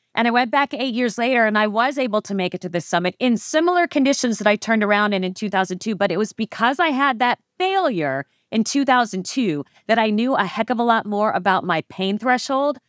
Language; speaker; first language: English; native; English